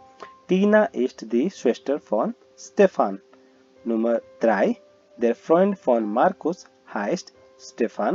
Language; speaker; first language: German; non-native, learner; Hindi